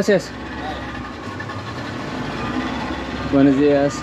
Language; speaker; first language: Spanish; non-native, learner; Turkish